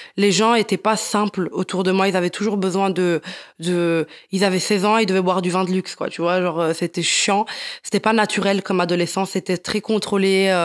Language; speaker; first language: French; non-native, fluent; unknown